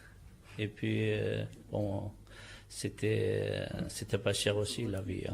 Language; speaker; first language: French; non-native, fluent; Turkish